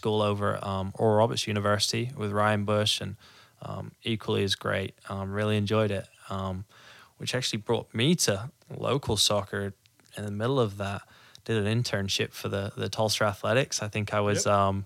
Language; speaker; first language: English; native; English